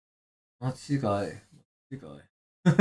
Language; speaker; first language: Japanese; non-native, learner; English